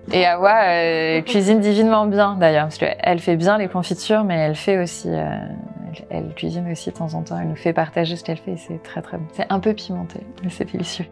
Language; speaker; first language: French; native; French